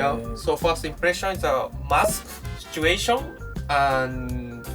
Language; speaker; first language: English; non-native, learner; Japanese